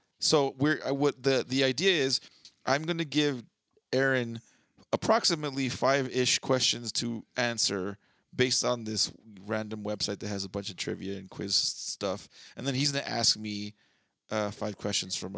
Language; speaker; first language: English; native; English